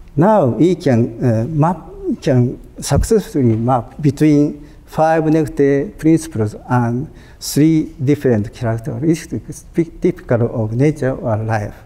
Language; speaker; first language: English; non-native, fluent; Japanese